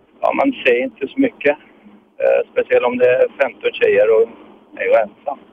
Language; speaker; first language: Swedish; non-native, fluent; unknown